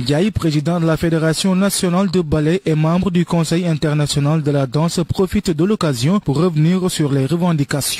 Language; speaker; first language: French; non-native, local second language; Wolof